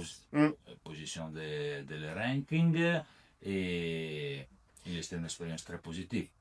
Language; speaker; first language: French; non-native, learner; Italian